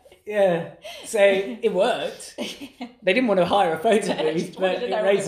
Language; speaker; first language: English; native; English